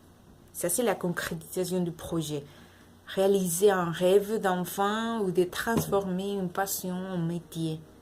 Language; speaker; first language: French; non-native, learner; Spanish